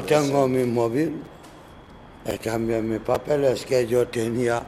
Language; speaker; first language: Spanish; non-native, learner; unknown